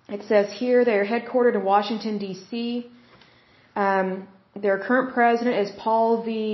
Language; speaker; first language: English; native; English